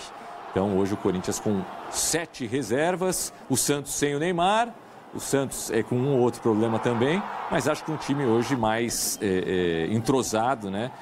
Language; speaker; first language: Portuguese; native; Portuguese